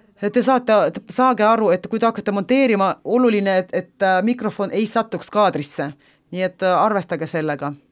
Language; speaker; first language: Estonian; non-native, local second language; Russian